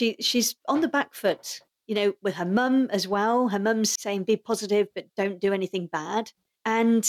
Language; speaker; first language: English; native; English